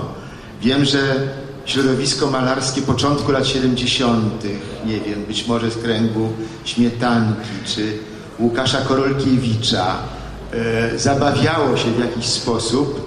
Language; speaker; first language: Polish; native; Polish